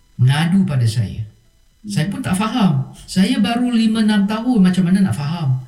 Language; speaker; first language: Malay; non-native, local second language; Chinese